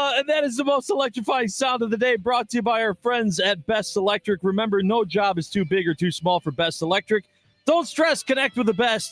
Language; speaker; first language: English; native; English